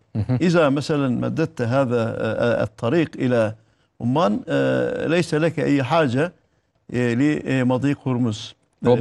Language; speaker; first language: Arabic; non-native, fluent; Turkish